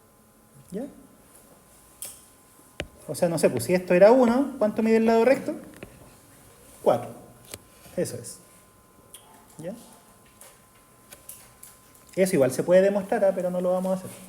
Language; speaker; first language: Spanish; native; Spanish